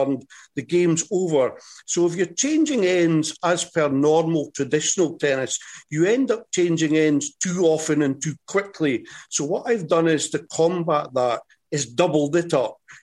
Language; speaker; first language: English; native; English